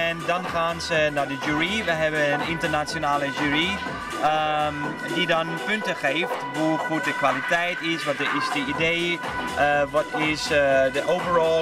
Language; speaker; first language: Dutch; non-native, fluent; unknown